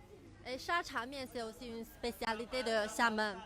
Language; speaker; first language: French; non-native, fluent; Chinese